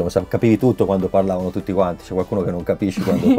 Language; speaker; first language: Italian; native; Italian